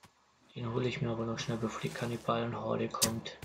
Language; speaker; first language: German; native; German